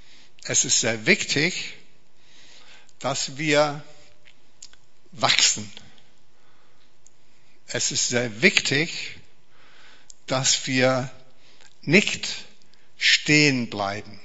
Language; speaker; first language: German; non-native, fluent; English